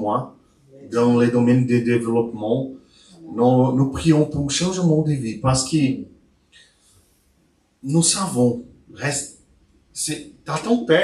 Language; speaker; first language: French; non-native, learner; Portuguese